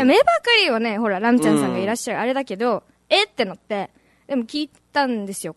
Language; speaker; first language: Japanese; native; Japanese